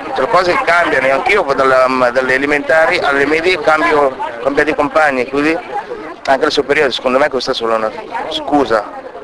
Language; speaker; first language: Italian; early bilingual, other home language; Punjabi